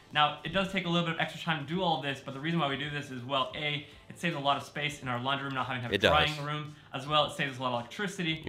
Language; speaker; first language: English; native; English